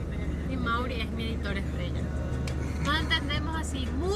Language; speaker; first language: Spanish; native; Spanish